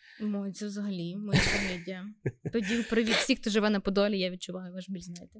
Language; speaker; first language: Ukrainian; native; Ukrainian